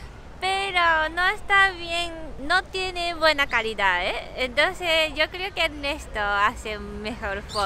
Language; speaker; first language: Spanish; non-native, learner; Japanese